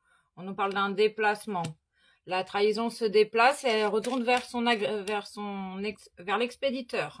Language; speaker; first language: French; native; French